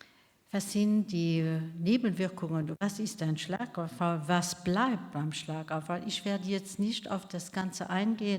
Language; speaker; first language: German; non-native, local second language; Luxembourgish